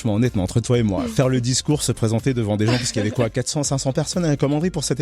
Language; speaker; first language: French; native; French